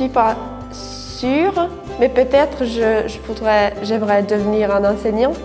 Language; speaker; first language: French; non-native, fluent; Finnish